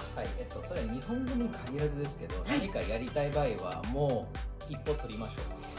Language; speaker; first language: Japanese; non-native, fluent; Bangla